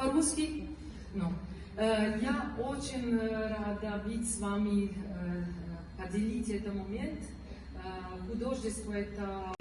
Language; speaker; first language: Russian; non-native, learner; French